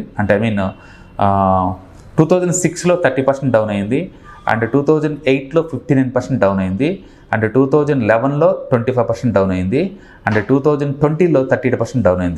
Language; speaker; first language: Telugu; native; Telugu